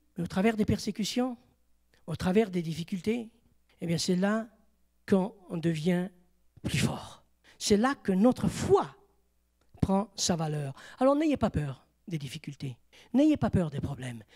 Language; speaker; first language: French; native; French